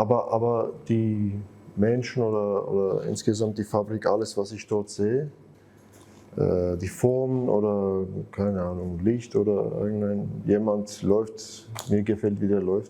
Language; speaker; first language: German; non-native, fluent; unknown